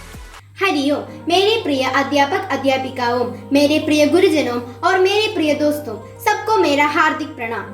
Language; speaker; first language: Hindi; non-native, local second language; Malayalam